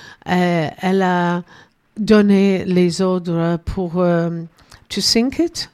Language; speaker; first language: French; non-native, learner; English